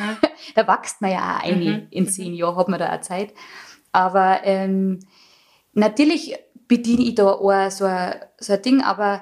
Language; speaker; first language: German; native; German